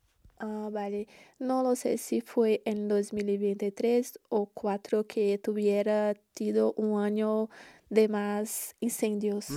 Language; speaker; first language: Spanish; non-native, learner; Portuguese